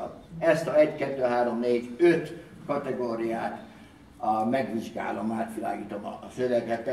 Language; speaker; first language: Hungarian; early bilingual, heritage; Hungarian